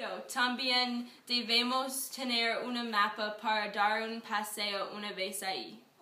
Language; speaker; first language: Spanish; non-native, learner; English